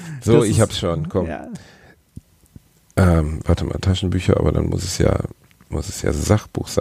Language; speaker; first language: German; native; German